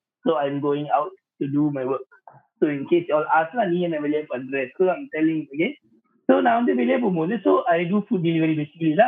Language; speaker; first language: English; non-native, local second language; Tamil